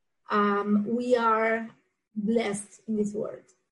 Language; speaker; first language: English; non-native, fluent; Spanish